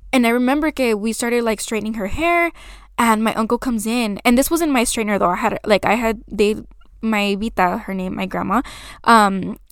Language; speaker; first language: English; early bilingual, other home language; Spanish